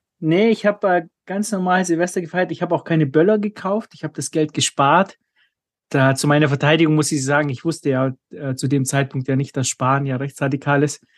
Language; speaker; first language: German; native; German